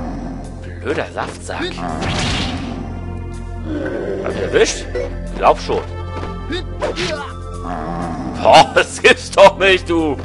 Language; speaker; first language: German; native; German